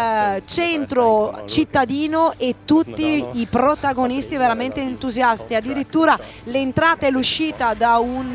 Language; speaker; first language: Italian; native; Italian